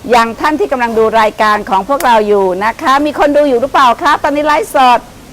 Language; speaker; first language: Thai; native; Thai